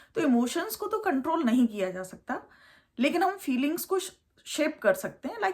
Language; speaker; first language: Hindi; native; Hindi